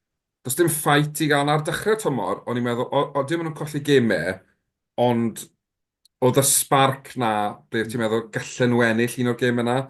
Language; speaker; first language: Welsh; native; Welsh